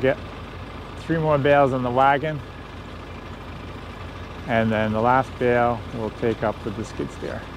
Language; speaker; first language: English; native; English